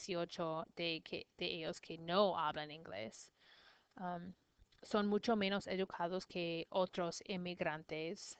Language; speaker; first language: Spanish; non-native, learner; English